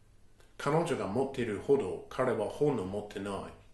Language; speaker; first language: Japanese; non-native, fluent; English